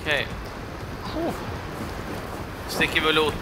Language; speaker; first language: Swedish; native; Swedish